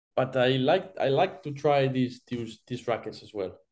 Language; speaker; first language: English; non-native, fluent; Spanish